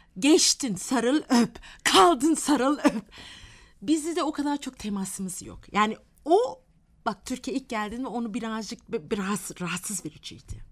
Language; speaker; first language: Turkish; non-native, fluent; Malay